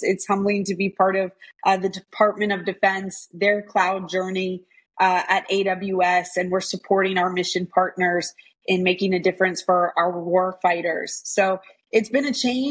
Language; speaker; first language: English; native; English